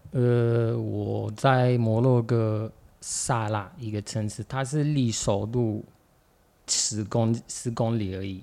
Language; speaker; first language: Chinese; non-native, fluent; Arabic